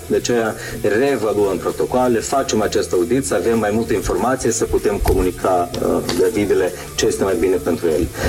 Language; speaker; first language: Romanian; native; Romanian